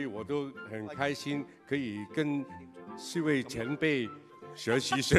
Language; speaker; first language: Chinese; non-native, local second language; Cantonese